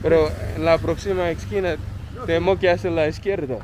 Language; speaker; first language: Spanish; non-native, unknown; English